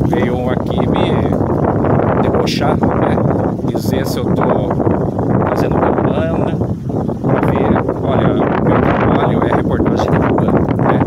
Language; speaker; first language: Portuguese; native; Portuguese